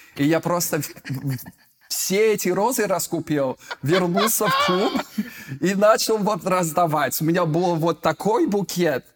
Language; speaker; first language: Russian; non-native, fluent; English